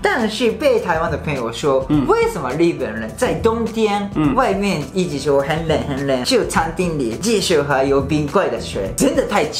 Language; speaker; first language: Chinese; non-native, fluent; Japanese